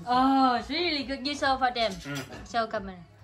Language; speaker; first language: English; non-native, learner; Vietnamese